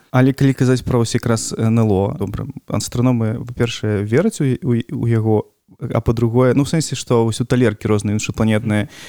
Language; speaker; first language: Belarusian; non-native, local second language; Russian